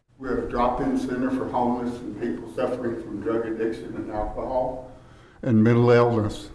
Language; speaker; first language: English; native; English